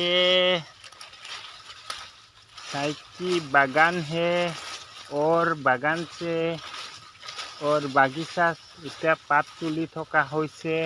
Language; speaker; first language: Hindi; non-native, local second language; Assamese